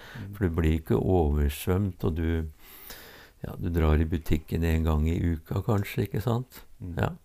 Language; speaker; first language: Norwegian; native; Norwegian